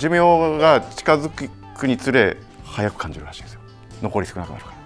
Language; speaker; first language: Japanese; native; Japanese